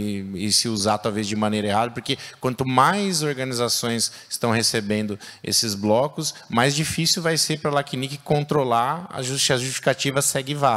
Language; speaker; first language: Portuguese; native; Portuguese